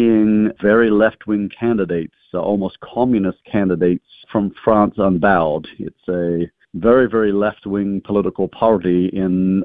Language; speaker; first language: English; native; English